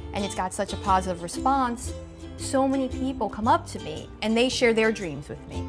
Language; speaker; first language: English; native; English